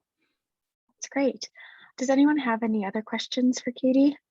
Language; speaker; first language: English; native; English